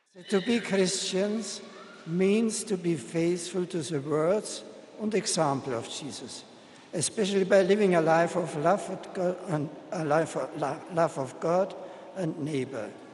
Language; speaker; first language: English; non-native, fluent; German